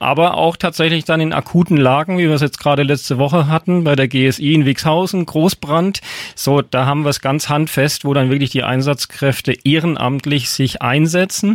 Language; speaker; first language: German; native; German